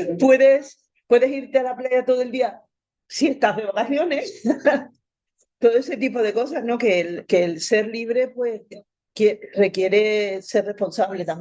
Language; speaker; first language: Spanish; native; Spanish